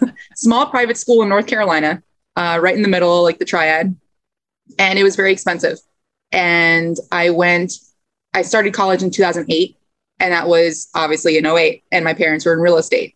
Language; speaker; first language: English; native; English